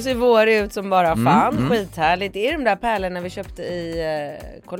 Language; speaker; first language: Swedish; native; Swedish